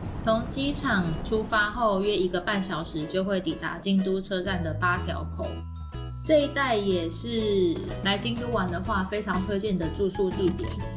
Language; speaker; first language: Chinese; native; Chinese